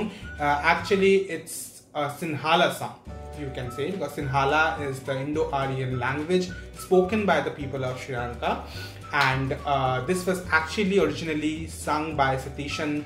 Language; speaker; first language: English; non-native, local second language; Bangla